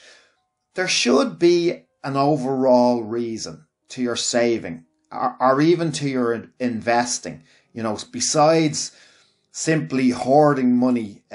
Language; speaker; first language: English; native; English